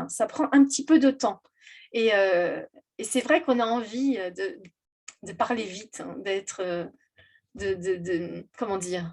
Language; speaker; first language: French; native; French